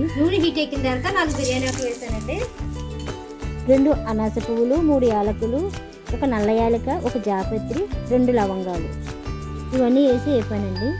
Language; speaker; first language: Telugu; native; Telugu